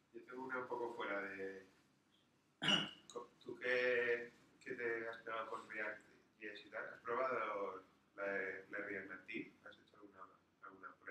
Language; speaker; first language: Spanish; native; Spanish